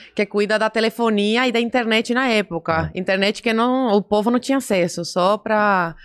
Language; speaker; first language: Portuguese; early bilingual, other home language; Spanish